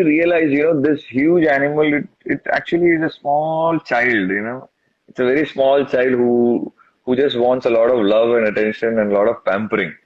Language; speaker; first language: English; non-native, local second language; Tamil